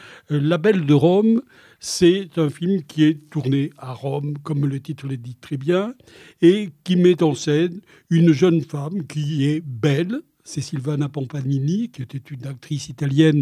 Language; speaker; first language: French; native; French